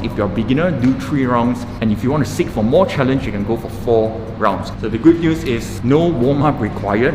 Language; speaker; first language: English; non-native, local second language; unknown